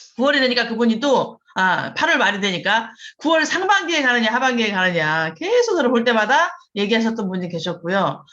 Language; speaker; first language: Korean; native; Korean